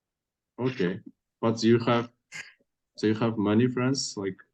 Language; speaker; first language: English; non-native, fluent; Russian